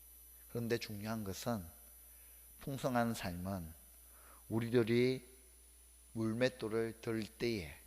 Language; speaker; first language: Korean; native; Korean